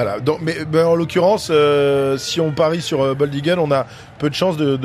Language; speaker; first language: French; native; French